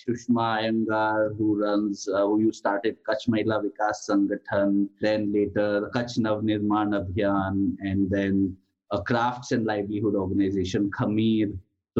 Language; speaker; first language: English; non-native, local second language; Gujarati